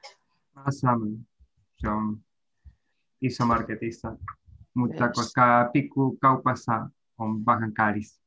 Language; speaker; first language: Finnish; non-native, learner; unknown